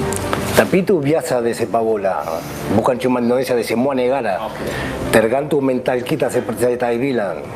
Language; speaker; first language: Indonesian; non-native, fluent; Spanish